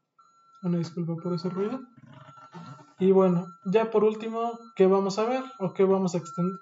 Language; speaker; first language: Spanish; native; Spanish